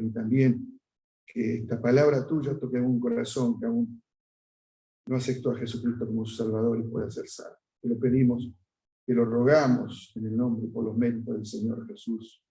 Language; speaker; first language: Spanish; native; Spanish